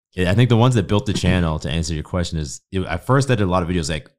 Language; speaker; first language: English; native; English